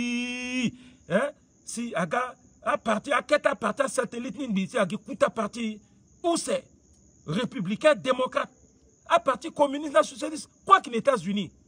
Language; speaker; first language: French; non-native, local second language; Sango